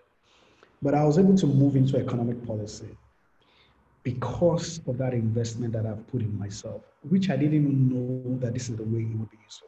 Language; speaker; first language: English; non-native, local second language; Yoruba